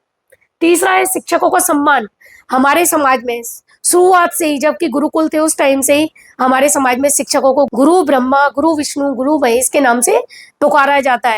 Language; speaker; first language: Hindi; native; Hindi